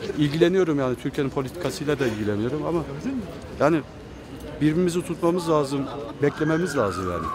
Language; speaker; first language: Turkish; native; Turkish